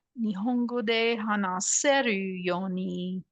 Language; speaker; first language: Japanese; non-native, learner; English